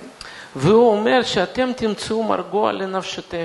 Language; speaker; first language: Hebrew; non-native, fluent; Russian